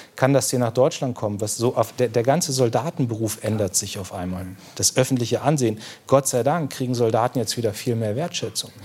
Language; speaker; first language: German; native; German